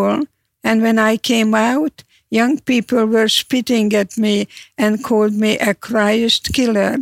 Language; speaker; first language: English; non-native, fluent; Hungarian